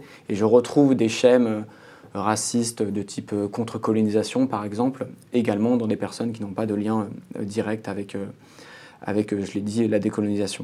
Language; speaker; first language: French; native; French